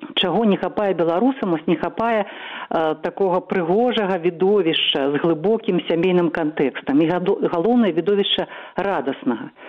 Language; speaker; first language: Belarusian; native; Belarusian